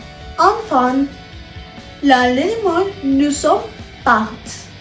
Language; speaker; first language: French; non-native, learner; Spanish